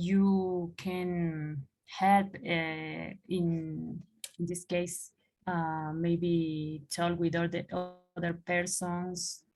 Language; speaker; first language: English; non-native, learner; Spanish